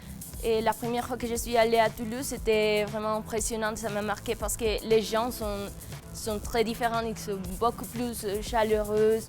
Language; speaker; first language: French; non-native, fluent; Spanish